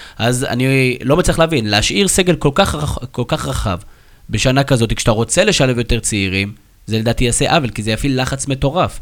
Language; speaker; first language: Hebrew; native; Hebrew